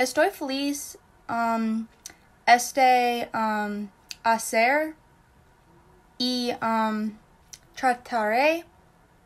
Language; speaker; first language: Spanish; non-native, learner; English